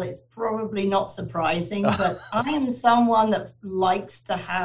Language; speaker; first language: English; native; English